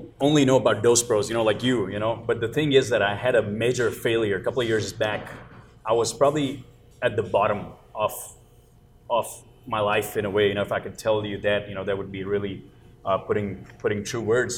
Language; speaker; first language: English; non-native, local second language; Gujarati